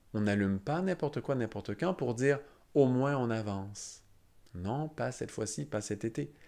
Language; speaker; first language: French; native; French